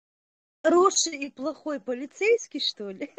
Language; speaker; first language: Russian; non-native, local second language; Chechen